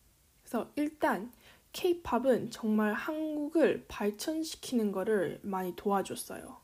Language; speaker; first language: Korean; early bilingual, heritage; Korean